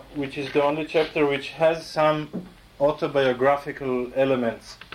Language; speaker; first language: English; non-native, fluent; Hebrew